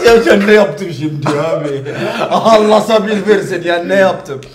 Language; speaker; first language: Turkish; non-native, learner; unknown